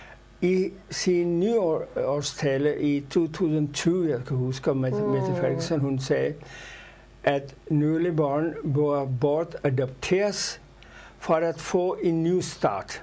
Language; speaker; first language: Danish; non-native, fluent; Urdu